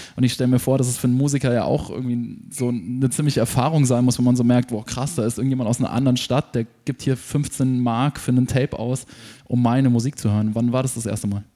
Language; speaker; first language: German; native; German